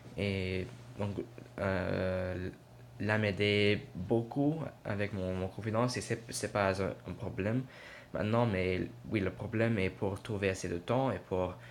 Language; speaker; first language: French; non-native, learner; English